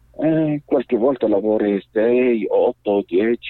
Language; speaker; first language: Italian; non-native, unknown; Arabic